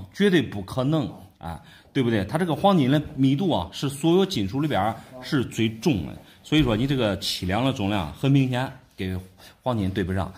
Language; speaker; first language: Chinese; native; Chinese